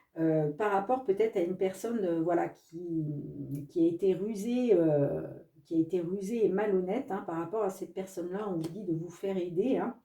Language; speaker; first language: French; native; French